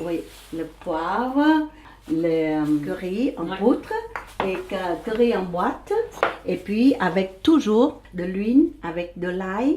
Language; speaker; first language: French; early bilingual, other home language; Vietnamese